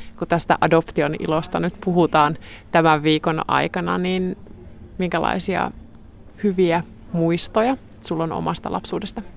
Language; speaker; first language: Finnish; native; Finnish